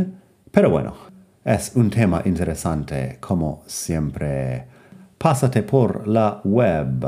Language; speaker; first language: Spanish; non-native, fluent; English